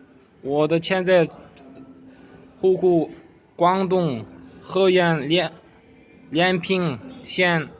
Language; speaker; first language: Chinese; non-native, local second language; Kazakh